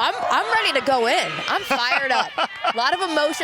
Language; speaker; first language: English; native; English